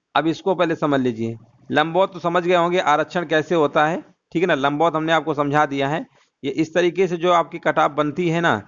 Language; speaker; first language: Hindi; native; Hindi